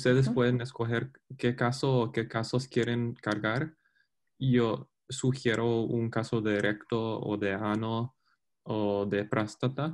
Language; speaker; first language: Spanish; non-native, fluent; English